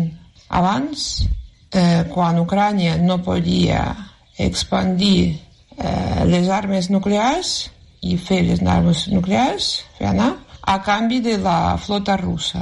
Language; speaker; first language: Catalan; non-native, fluent; Russian